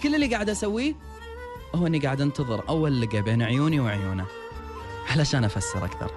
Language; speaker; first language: Arabic; native; Arabic